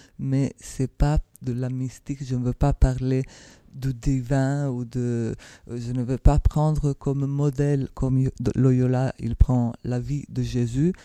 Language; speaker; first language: French; non-native, fluent; Italian